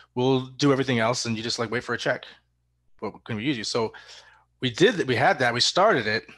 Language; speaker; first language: English; native; English